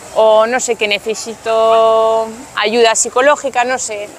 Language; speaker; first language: Spanish; non-native, fluent; French